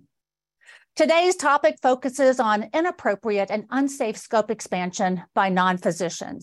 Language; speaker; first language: English; native; English